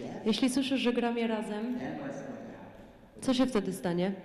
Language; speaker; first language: Polish; native; Polish